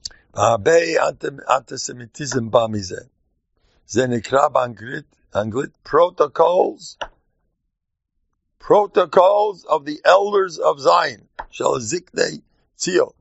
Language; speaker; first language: Hebrew; non-native, fluent; English